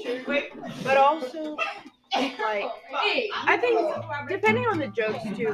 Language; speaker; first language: English; non-native, fluent; Portuguese